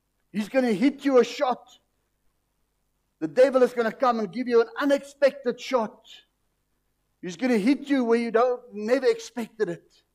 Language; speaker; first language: English; non-native, local second language; Afrikaans